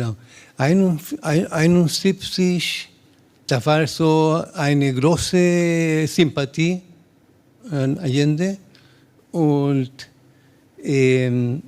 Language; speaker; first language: German; non-native, learner; Spanish